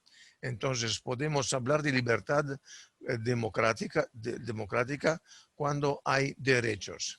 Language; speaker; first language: Spanish; non-native, fluent; Italian